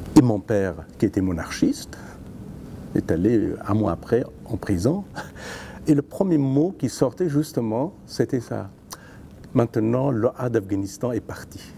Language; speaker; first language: French; non-native, fluent; Persian